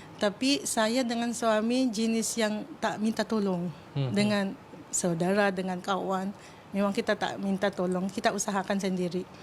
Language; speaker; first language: Malay; non-native, fluent; Filipino